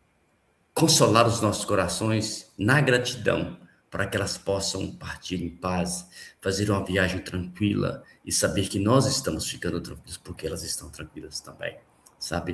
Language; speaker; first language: Portuguese; native; Portuguese